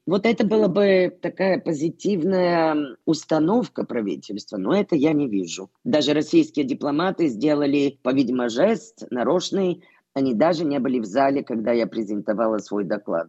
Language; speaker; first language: Russian; non-native, fluent; Bulgarian